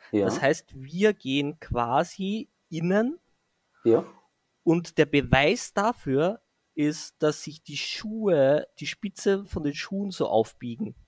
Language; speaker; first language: German; native; German